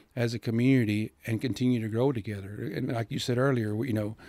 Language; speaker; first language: English; native; English